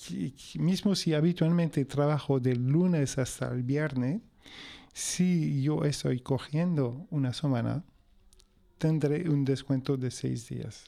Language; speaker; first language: Spanish; non-native, local second language; French